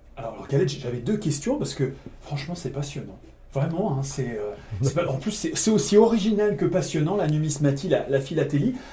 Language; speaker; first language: French; native; French